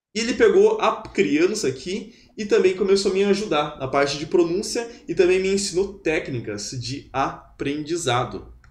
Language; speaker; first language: Portuguese; native; Portuguese